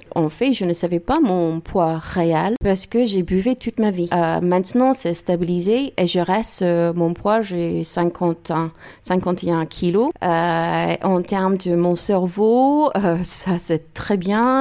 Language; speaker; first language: French; non-native, learner; English